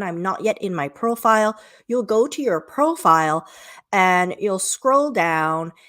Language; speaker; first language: English; native; English